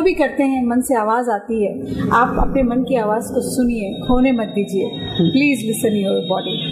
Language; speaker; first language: Hindi; native; Hindi